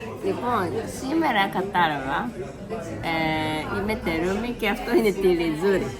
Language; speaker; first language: Greek; non-native, learner; Japanese